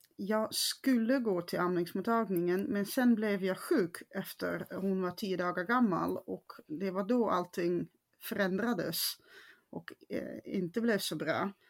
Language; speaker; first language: Swedish; non-native, fluent; Dutch